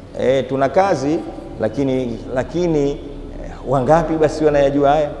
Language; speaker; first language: Swahili; native; Swahili